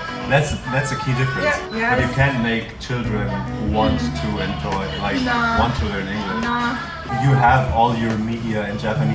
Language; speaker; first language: English; non-native, fluent; German